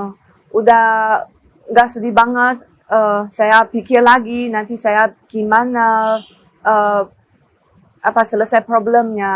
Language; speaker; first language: Indonesian; non-native, learner; Chinese